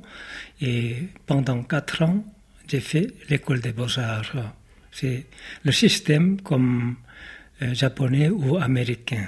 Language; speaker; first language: French; non-native, fluent; Korean